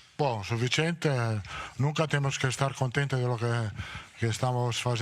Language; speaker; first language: Portuguese; non-native, learner; Italian